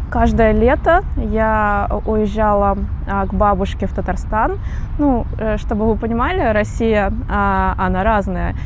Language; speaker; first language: Russian; native; Russian